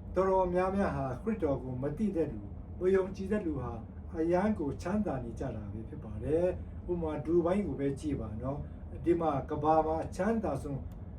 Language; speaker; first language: Burmese; non-native, local second language; Tedim Chin